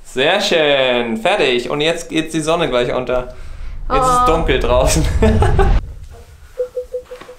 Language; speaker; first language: German; native; German